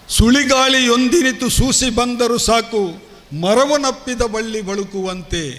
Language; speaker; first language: Kannada; non-native, local second language; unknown